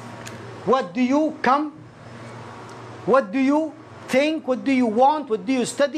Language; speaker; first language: English; non-native, fluent; Arabic